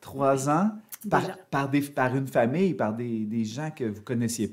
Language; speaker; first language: French; native; French